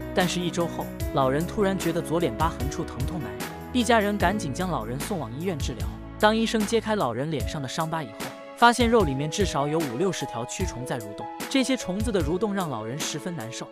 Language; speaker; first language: Chinese; native; Chinese